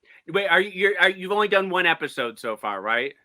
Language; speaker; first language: English; native; English